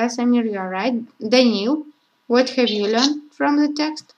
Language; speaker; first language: English; non-native, learner; Russian